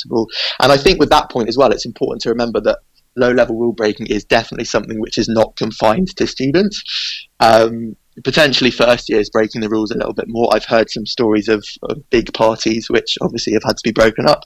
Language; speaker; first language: English; native; English